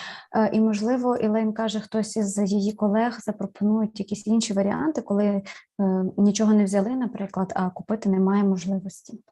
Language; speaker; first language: Ukrainian; native; Ukrainian